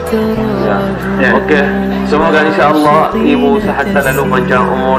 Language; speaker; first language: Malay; non-native, learner; Arabic